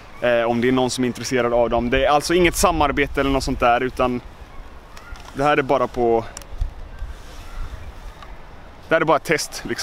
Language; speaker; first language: Swedish; native; Swedish